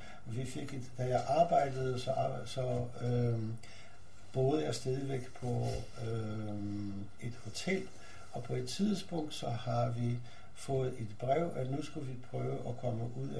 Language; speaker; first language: Danish; non-native, fluent; Polish